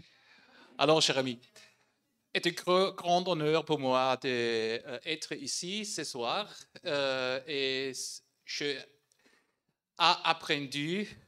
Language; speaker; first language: French; non-native, fluent; German